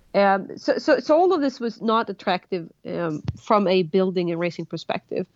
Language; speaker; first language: English; non-native, fluent; Swedish